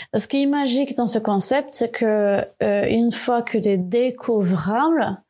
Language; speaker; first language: French; non-native, fluent; Swedish